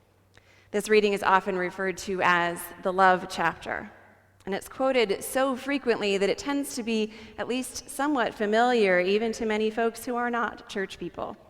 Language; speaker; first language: English; native; English